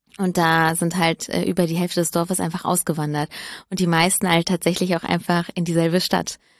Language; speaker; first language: German; early bilingual, other home language; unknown